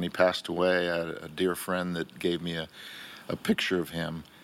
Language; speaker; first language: English; early bilingual, other home language; Spanish